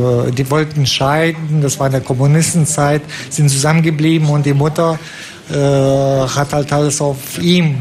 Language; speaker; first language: German; non-native, fluent; Romanian